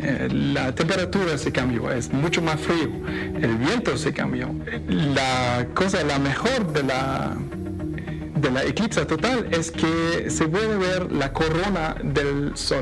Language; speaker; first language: Spanish; non-native, fluent; French